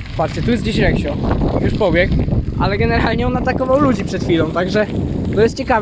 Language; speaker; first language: Polish; native; Polish